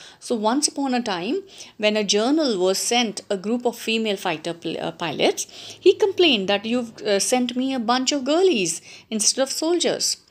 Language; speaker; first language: English; non-native, local second language; Punjabi